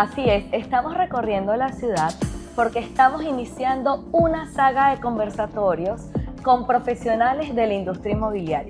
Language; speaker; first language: Spanish; native; Spanish